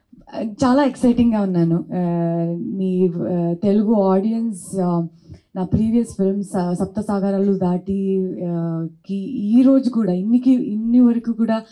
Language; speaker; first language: Telugu; non-native, learner; Kannada